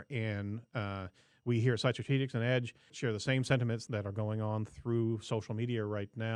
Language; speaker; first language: English; native; English